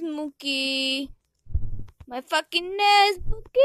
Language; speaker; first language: English; non-native, learner; Spanish